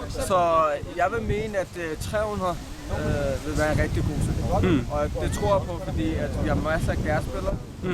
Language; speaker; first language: Danish; early bilingual, other home language; Urdu